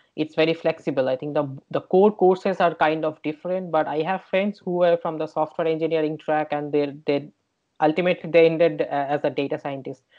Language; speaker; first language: English; non-native, local second language; Bangla